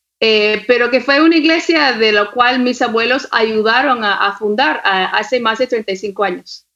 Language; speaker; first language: Spanish; non-native, fluent; English